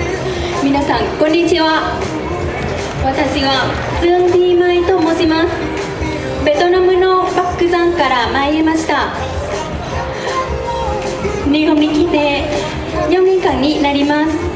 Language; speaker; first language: Japanese; non-native, learner; Vietnamese